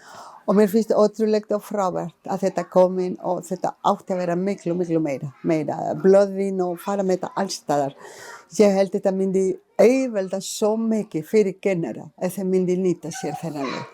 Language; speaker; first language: Icelandic; non-native, fluent; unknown